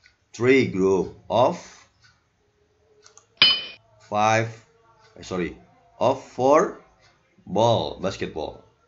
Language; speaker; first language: English; non-native, learner; Indonesian